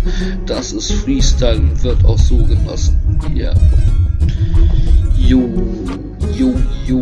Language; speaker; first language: German; native; German